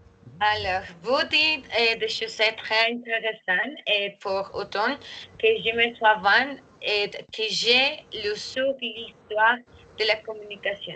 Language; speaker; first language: French; non-native, learner; Spanish